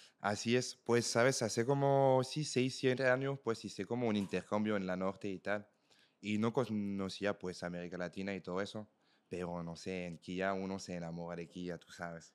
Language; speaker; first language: Spanish; non-native, fluent; French